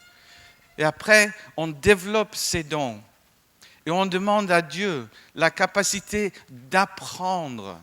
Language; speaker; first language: French; non-native, fluent; English